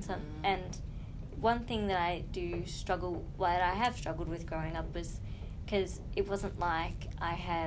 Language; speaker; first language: English; native; English